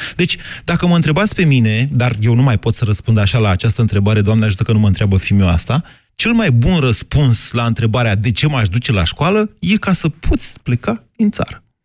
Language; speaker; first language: Romanian; native; Romanian